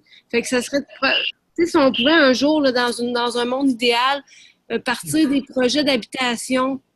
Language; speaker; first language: French; native; French